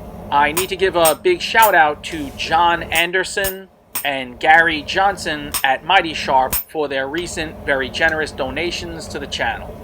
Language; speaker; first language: English; native; English